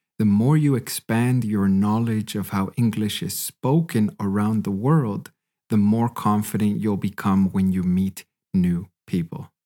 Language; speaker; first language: English; native; English